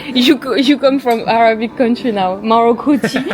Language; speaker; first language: English; non-native, learner; French